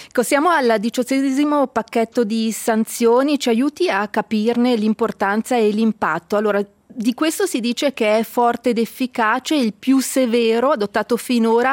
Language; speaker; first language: Italian; native; Italian